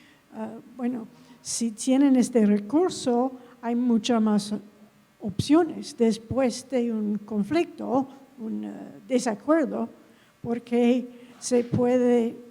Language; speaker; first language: Spanish; non-native, fluent; English